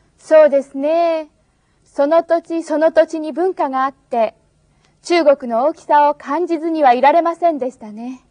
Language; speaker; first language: Japanese; native; Japanese